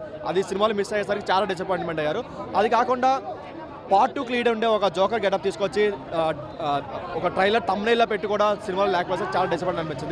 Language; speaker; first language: Telugu; native; Telugu